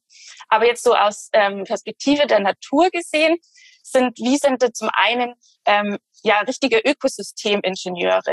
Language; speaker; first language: German; native; German